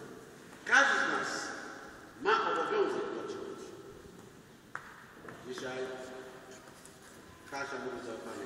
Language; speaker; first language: Polish; non-native, learner; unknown